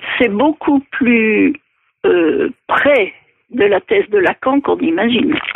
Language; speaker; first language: French; native; French